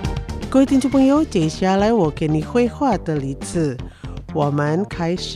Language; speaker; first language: Chinese; non-native, fluent; Indonesian